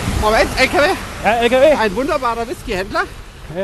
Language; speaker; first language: German; native; German